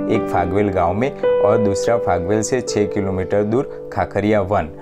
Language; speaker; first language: Hindi; non-native, local second language; Gujarati